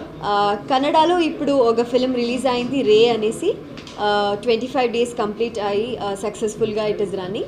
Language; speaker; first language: Telugu; non-native, local second language; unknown